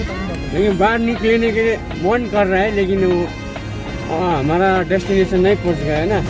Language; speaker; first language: Hindi; non-native, local second language; Nepali